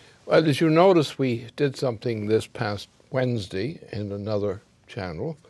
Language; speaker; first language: English; native; English